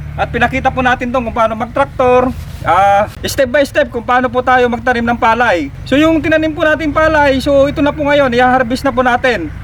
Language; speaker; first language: Filipino; non-native, local second language; Iloko